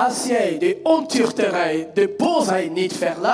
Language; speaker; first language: Dutch; non-native, fluent; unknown